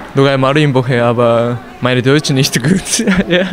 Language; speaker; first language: German; non-native, learner; Japanese